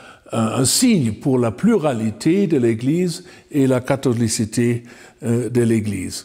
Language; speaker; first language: French; non-native, fluent; German